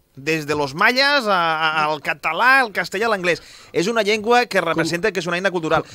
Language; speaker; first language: Catalan; non-native, local second language; Spanish